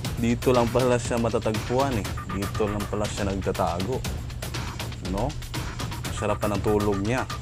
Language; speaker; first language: Filipino; non-native, local second language; Cebuano